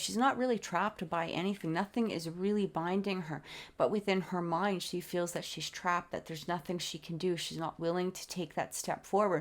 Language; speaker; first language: English; native; English